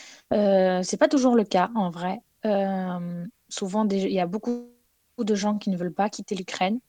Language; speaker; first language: French; non-native, fluent; Ukrainian